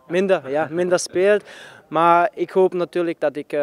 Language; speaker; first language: Dutch; non-native, learner; German